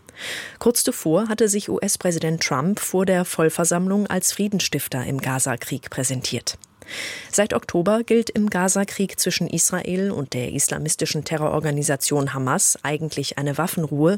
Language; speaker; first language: German; native; German